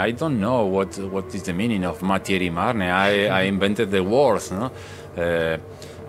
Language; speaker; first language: English; non-native, learner; Spanish